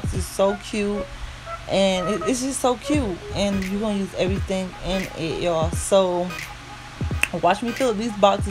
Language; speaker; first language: English; native; English